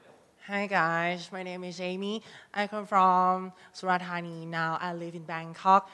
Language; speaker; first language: English; non-native, learner; Thai